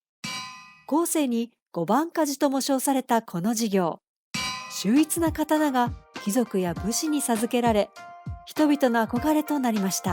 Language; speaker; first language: Japanese; native; Japanese